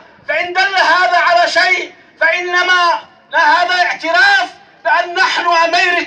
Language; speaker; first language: Arabic; non-native, fluent; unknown